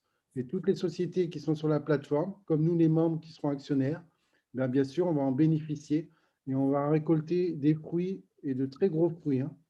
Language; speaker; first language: French; native; French